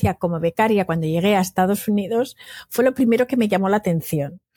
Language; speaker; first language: Spanish; native; Spanish